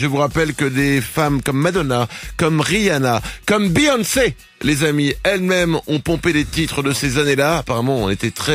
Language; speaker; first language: French; native; French